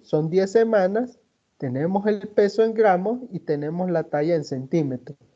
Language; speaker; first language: Spanish; native; Spanish